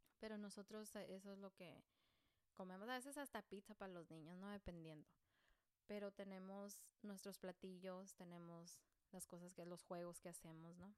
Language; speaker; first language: Spanish; early bilingual, heritage; Spanish